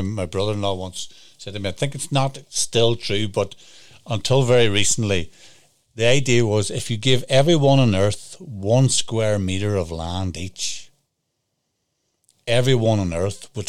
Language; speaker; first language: English; native; English